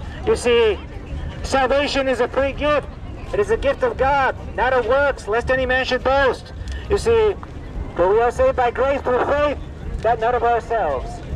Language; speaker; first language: English; early bilingual, other home language; Spanish